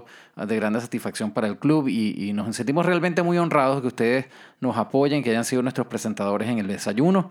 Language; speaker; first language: Spanish; native; Spanish